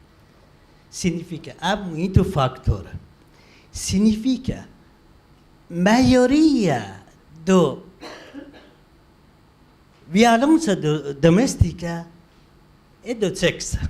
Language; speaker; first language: Portuguese; non-native, learner; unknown